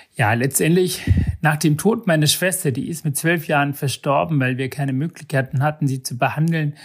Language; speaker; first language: German; non-native, fluent; Sinhala